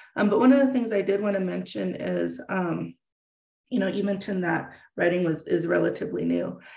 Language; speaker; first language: English; native; English